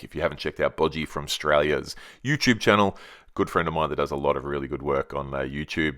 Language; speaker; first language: English; native; English